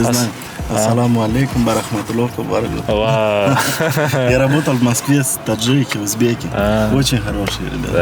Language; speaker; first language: Russian; non-native, local second language; Romanian